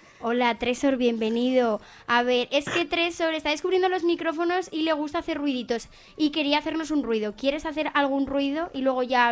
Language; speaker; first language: Spanish; native; Spanish